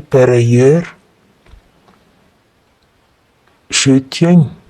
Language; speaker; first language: French; non-native, fluent; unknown